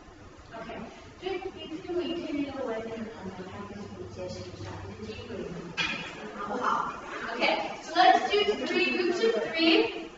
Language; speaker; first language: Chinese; non-native, fluent; English